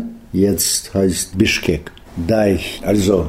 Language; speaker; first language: German; non-native, learner; Russian